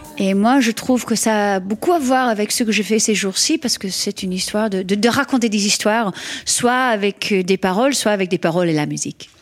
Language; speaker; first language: French; non-native, fluent; English